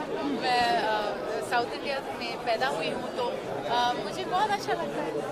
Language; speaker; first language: Hindi; non-native, local second language; French